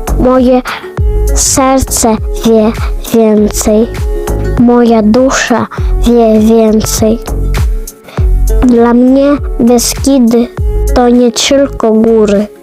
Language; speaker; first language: Polish; early bilingual, other home language; Ukrainian